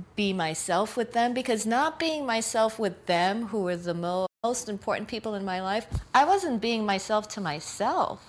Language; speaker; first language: English; native; English